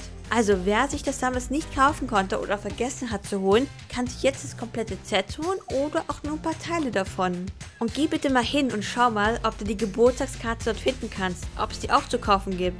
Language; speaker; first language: German; native; German